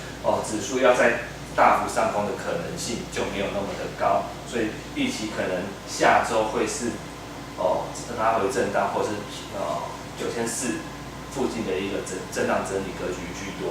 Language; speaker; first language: Chinese; native; Chinese